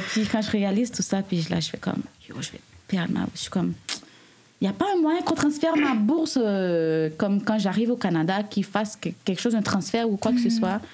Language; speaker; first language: French; non-native, local second language; Haitian Creole